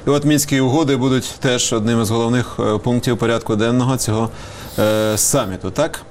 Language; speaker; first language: Ukrainian; native; Ukrainian